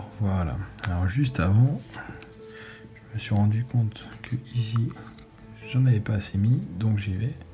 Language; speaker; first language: French; native; French